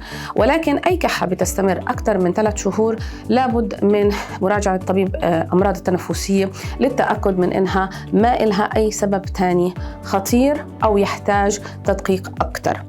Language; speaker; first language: Arabic; native; Arabic